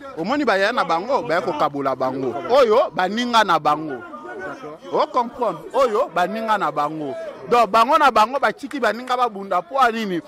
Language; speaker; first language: Lingala; native; Lingala